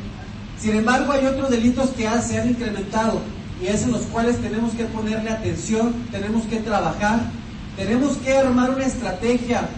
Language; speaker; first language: Spanish; native; Spanish